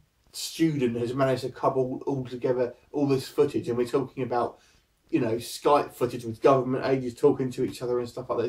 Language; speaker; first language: English; native; English